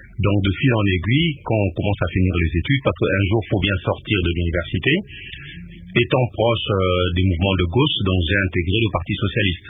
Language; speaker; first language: French; non-native, local second language; Lingala